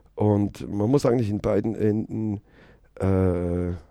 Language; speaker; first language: German; native; German